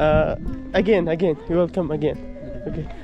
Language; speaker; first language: English; non-native, learner; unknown